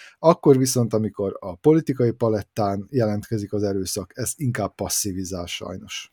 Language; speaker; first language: Hungarian; native; Hungarian